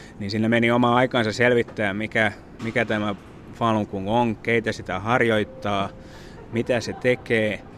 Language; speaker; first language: Finnish; native; Finnish